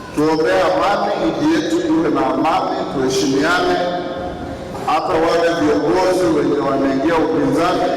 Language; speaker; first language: Swahili; non-native, local second language; Luyia